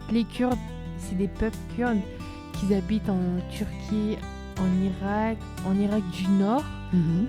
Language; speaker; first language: French; early bilingual, other home language; Turkish